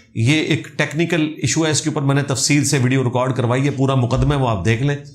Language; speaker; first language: Urdu; non-native, local second language; Punjabi